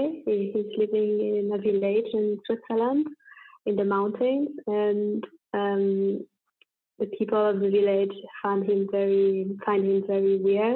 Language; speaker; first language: English; non-native, fluent; French